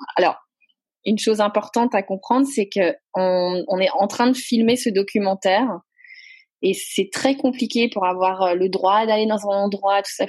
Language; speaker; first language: French; native; French